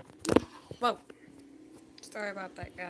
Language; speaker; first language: English; native; English